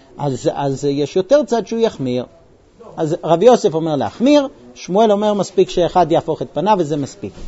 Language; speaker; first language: Hebrew; non-native, fluent; English